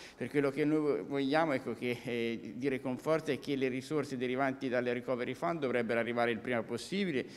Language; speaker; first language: Italian; native; Italian